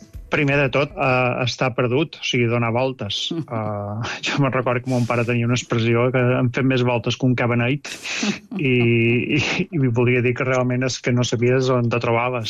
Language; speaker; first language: Catalan; native; Catalan